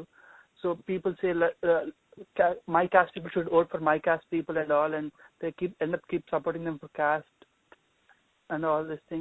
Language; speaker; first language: English; non-native, local second language; Telugu